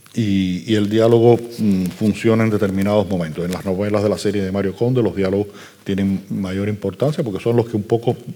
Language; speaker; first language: Spanish; native; Spanish